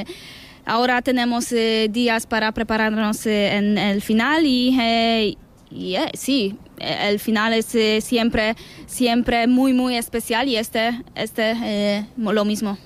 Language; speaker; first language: Spanish; non-native, learner; Polish